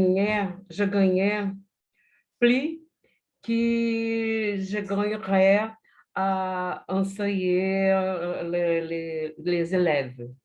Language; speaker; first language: French; non-native, learner; Portuguese